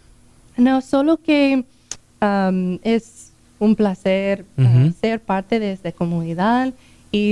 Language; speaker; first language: Spanish; non-native, learner; English